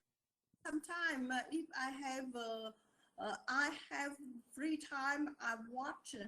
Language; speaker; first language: English; non-native, learner; Vietnamese